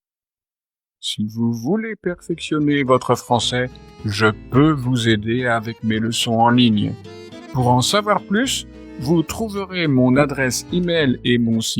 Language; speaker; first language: French; native; French